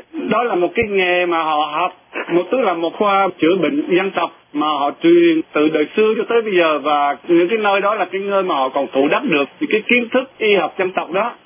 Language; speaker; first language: Vietnamese; non-native, local second language; Eastern Cham